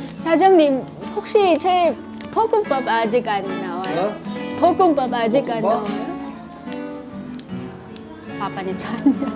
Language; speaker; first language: Korean; non-native, learner; Filipino